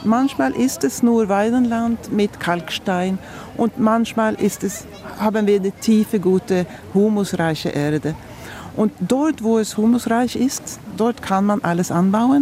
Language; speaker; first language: German; non-native, fluent; Swedish